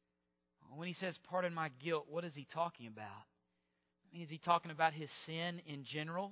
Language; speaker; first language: English; native; English